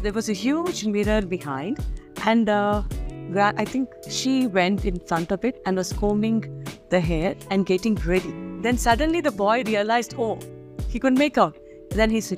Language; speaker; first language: English; non-native, local second language; Kannada